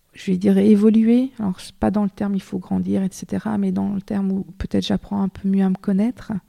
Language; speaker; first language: French; native; French